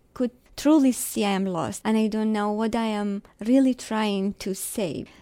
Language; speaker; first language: English; non-native, fluent; Arabic